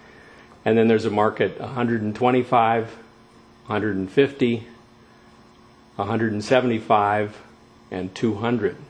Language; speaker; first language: English; native; English